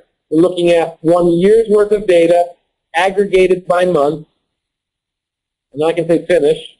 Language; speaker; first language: English; native; English